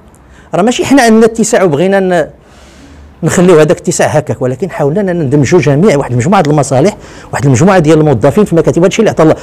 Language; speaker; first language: Arabic; native; Arabic